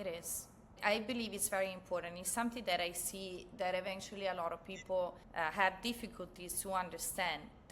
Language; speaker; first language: English; non-native, fluent; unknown